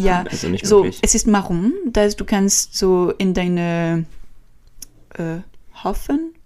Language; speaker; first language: German; non-native, learner; French